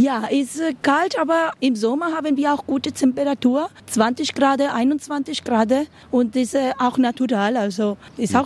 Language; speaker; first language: German; non-native, learner; Spanish